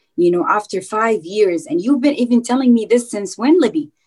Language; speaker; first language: English; non-native, fluent; Arabic